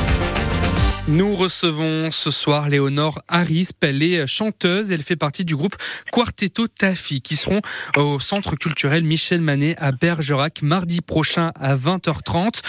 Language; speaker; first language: French; native; French